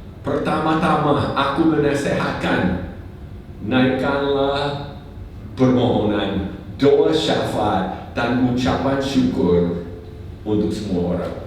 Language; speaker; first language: Indonesian; non-native, fluent; English